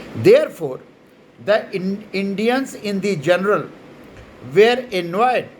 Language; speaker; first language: English; non-native, local second language; Hindi